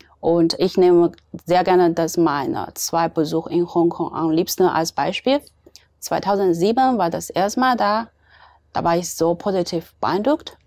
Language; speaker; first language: German; non-native, fluent; Chinese